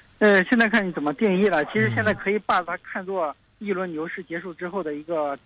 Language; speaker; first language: Chinese; native; Chinese